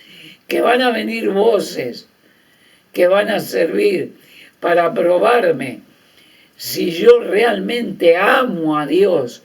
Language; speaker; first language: Spanish; native; Spanish